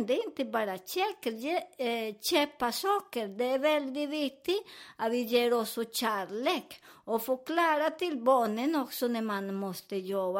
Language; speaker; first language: Swedish; non-native, learner; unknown